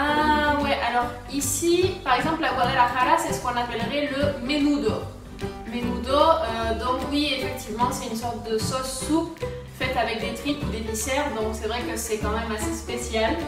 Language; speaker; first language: French; native; French